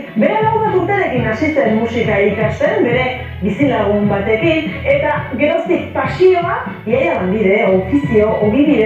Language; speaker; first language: Basque; native; Basque